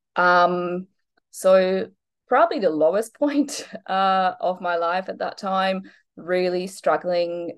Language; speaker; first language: English; non-native, fluent; Polish